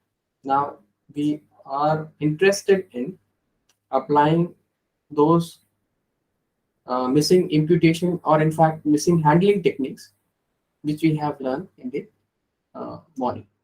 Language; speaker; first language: English; non-native, local second language; Hindi